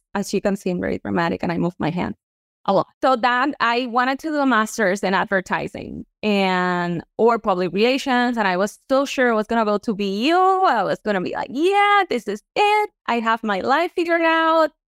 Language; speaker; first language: English; non-native, fluent; Spanish